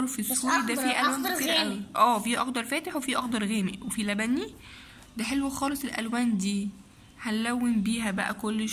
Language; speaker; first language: Arabic; native; Arabic